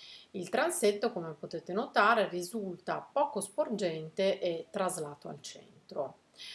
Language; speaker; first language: Italian; native; Italian